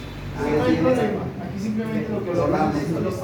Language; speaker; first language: Spanish; native; Spanish